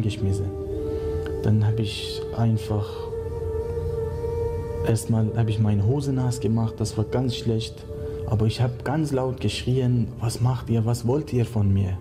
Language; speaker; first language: German; non-native, learner; Persian